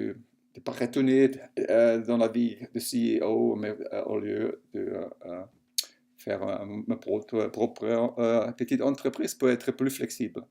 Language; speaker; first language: French; non-native, fluent; German